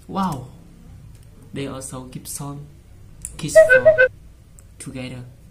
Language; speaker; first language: English; non-native, learner; Vietnamese